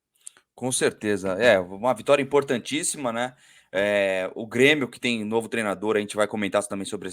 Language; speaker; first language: Portuguese; native; Portuguese